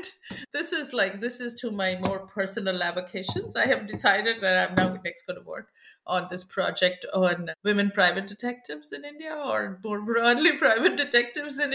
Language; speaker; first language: English; non-native, local second language; Bangla